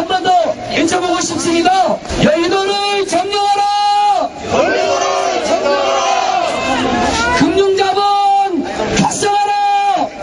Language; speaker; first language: Korean; non-native, learner; Portuguese